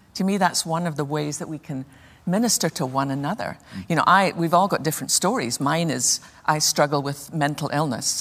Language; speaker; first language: English; native; English